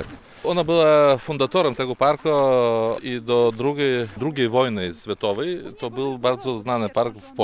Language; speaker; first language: Polish; non-native, learner; Lithuanian